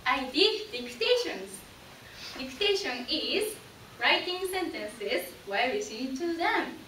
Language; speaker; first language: English; non-native, learner; Japanese